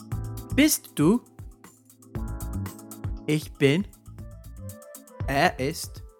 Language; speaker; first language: German; non-native, fluent; English